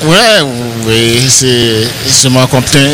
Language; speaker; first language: French; non-native, learner; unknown